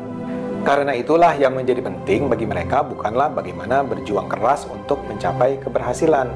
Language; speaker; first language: Indonesian; native; Indonesian